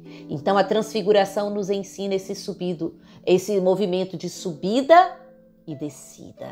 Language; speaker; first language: Portuguese; native; Portuguese